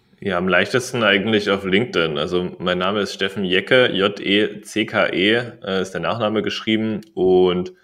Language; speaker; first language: German; native; German